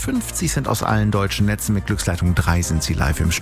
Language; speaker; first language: German; native; German